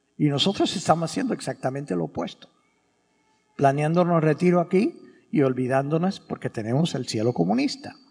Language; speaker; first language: Spanish; early bilingual, heritage; English